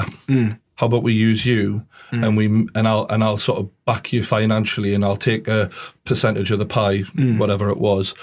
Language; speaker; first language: English; native; English